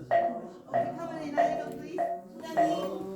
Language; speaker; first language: English; non-native, learner; Korean